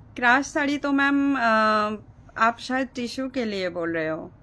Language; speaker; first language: Hindi; non-native, local second language; Bangla